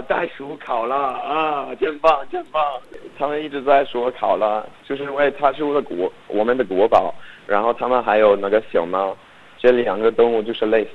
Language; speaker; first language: Chinese; non-native, learner; English